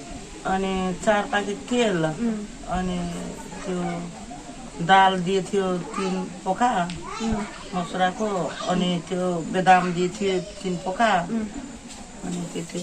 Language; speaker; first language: Nepali; non-native, local second language; Maithili